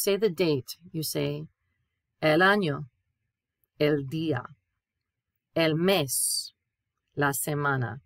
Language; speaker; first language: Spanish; non-native, fluent; English